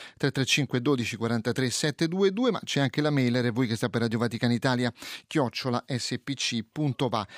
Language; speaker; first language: Italian; native; Italian